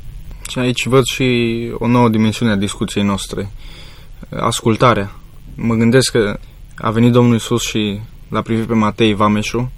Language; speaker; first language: Romanian; native; Romanian